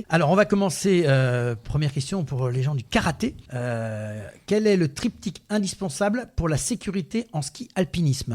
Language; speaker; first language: French; native; French